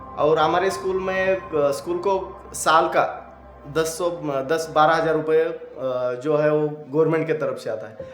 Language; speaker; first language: Hindi; non-native, local second language; Marathi